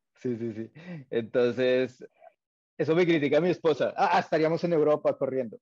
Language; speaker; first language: Spanish; native; Spanish